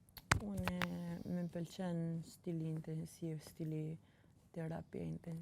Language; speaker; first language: Albanian; early bilingual, heritage; Albanian